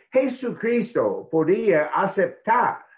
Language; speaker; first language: Spanish; non-native, fluent; English